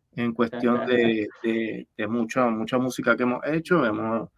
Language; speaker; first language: Spanish; native; Spanish